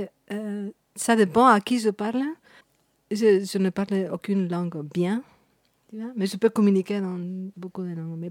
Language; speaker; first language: French; non-native, fluent; Spanish